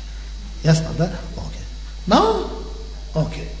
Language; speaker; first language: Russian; non-native, learner; Tibetan